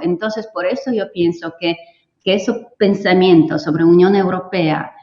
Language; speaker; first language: Spanish; non-native, fluent; Polish